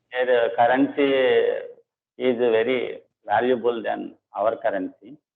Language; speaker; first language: English; non-native, local second language; Telugu